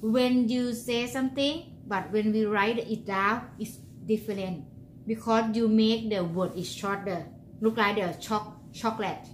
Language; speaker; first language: English; non-native, learner; Thai